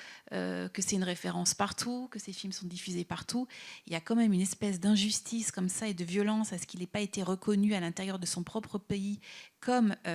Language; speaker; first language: French; native; French